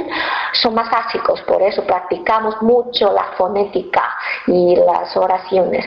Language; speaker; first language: Spanish; non-native, fluent; Chinese